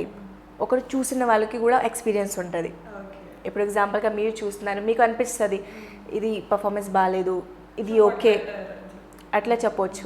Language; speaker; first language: Telugu; non-native, fluent; Hindi